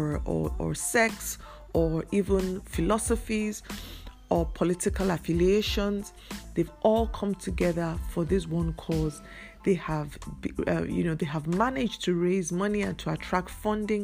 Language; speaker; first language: English; non-native, local second language; Yoruba